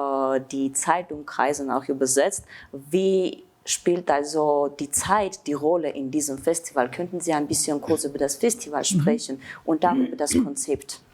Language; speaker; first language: German; non-native, fluent; Armenian